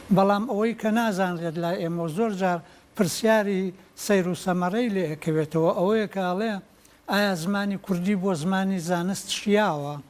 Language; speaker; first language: Central Kurdish; native; Central Kurdish